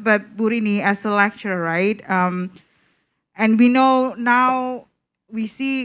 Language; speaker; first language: English; non-native, fluent; Indonesian